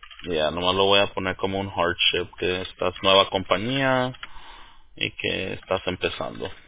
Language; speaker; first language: Spanish; early bilingual, heritage; Spanish